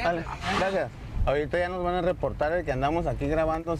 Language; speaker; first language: Spanish; native; Spanish